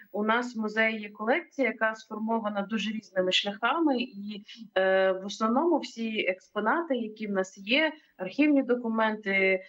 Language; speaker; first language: Ukrainian; native; Ukrainian